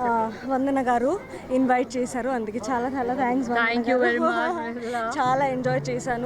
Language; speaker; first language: Telugu; non-native, learner; Bangla